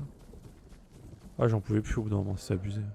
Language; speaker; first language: French; native; French